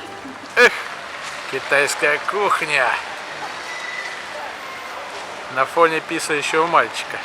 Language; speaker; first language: Russian; native; Russian